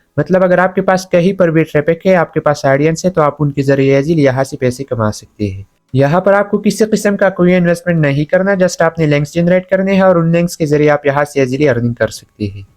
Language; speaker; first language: Urdu; non-native, local second language; Punjabi